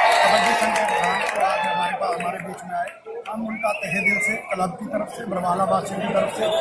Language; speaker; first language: Hindi; native; Hindi